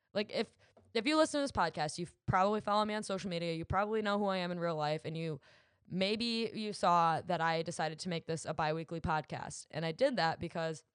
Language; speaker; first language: English; native; English